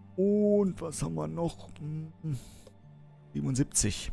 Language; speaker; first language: German; native; German